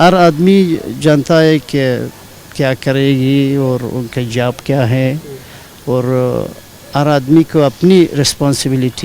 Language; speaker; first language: Hindi; non-native, learner; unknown